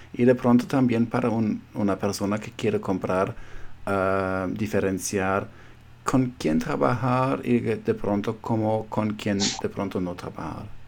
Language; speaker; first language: Spanish; non-native, fluent; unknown